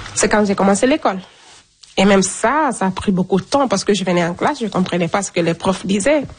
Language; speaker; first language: French; non-native, local second language; Fula